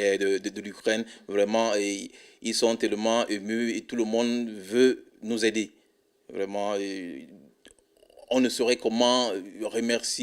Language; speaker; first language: French; non-native, fluent; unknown